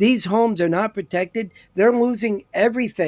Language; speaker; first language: English; native; English